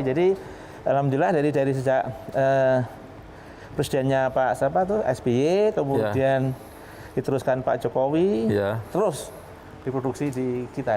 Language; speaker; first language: Indonesian; native; Indonesian